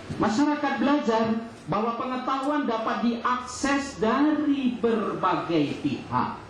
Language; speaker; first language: Indonesian; non-native, local second language; Achinese